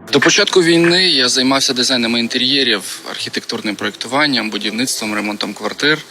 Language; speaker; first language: Ukrainian; non-native, local second language; Russian